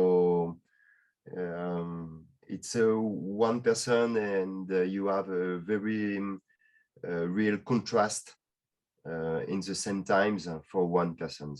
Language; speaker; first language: English; non-native, learner; French